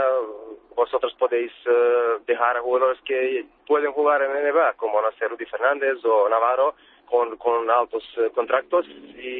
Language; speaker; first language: Spanish; non-native, fluent; Serbian